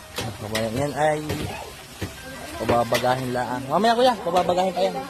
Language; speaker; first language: Filipino; native; Filipino